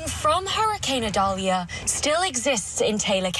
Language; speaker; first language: English; native; English